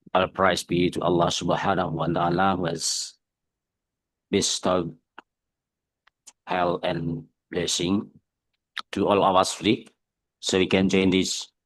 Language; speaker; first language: English; non-native, fluent; Indonesian